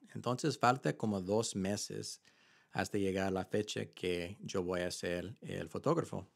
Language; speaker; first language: Spanish; early bilingual, heritage; Spanish